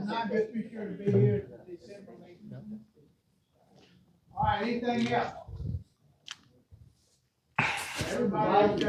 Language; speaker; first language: English; native; English